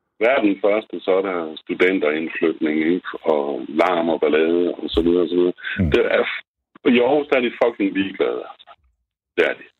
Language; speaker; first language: Danish; native; Danish